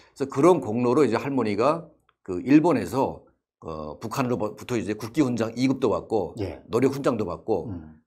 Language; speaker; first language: Korean; native; Korean